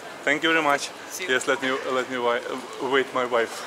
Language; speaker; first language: English; non-native, fluent; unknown